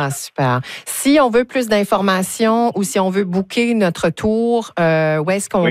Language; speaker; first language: French; native; French